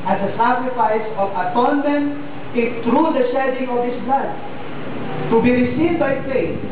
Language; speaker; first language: English; non-native, local second language; Filipino